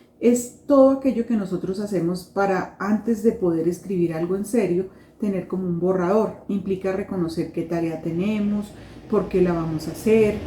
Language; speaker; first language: Spanish; native; Spanish